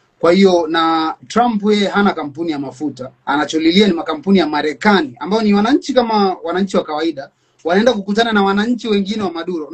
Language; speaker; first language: Swahili; native; Swahili